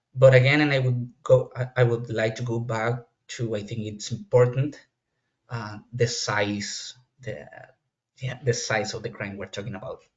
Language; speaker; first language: English; non-native, fluent; Spanish